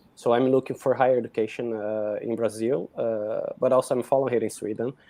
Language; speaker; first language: English; non-native, fluent; Portuguese